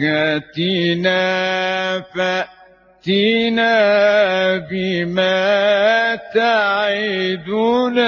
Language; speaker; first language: Arabic; native; Arabic